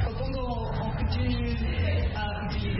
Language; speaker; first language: French; non-native, fluent; English